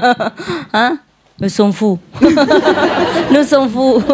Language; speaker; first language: French; non-native, learner; Vietnamese